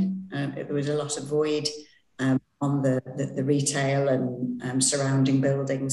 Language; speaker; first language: English; native; English